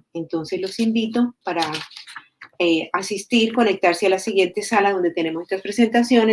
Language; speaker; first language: Spanish; native; Spanish